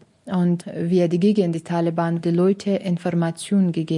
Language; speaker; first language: German; non-native, learner; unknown